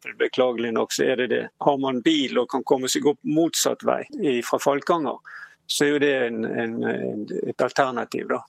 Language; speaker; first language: Norwegian; native; Norwegian